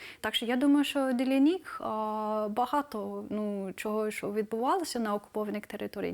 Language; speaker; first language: Ukrainian; non-native, fluent; English